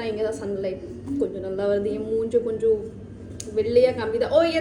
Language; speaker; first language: Tamil; early bilingual, heritage; Tamil